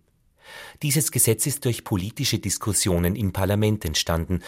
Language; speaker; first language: German; native; German